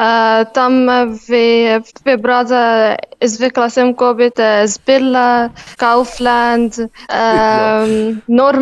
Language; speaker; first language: Czech; non-native, learner; Arabic